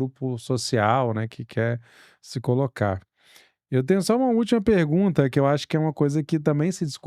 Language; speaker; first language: Portuguese; native; Portuguese